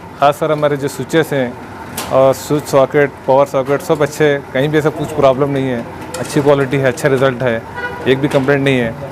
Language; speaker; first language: Hindi; non-native, local second language; Urdu